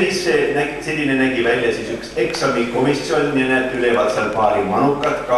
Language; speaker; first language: Estonian; native; Estonian